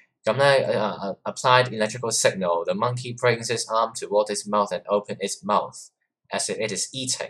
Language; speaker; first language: English; non-native, local second language; Cantonese